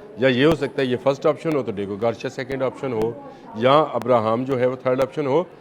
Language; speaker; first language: Urdu; native; Urdu